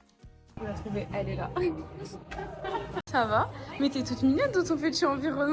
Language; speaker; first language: French; native; French